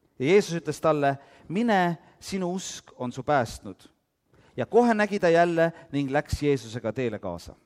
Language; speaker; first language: Estonian; early bilingual, heritage; Estonian